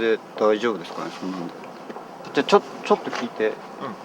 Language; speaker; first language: Japanese; native; Japanese